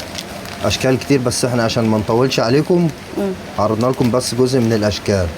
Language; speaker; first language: Arabic; native; Arabic